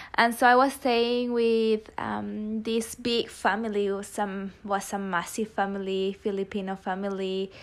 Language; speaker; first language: English; non-native, fluent; Spanish